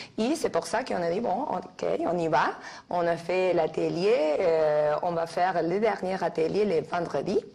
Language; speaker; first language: French; non-native, fluent; Spanish